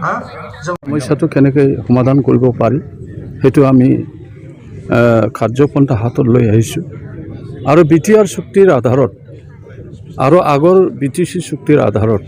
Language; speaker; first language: Assamese; non-native, local second language; Bodo